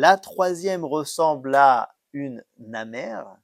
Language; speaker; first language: French; native; French